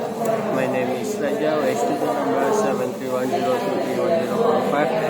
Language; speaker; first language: English; non-native, learner; Indonesian